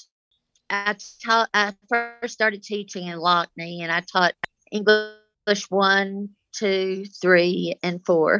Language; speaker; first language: English; early bilingual, other home language; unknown